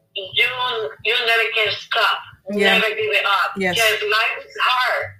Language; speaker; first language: English; non-native, learner; Spanish